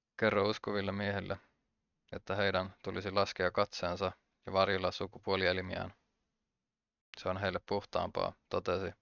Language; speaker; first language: Finnish; native; Finnish